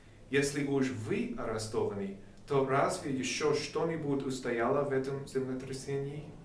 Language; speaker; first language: Russian; non-native, fluent; English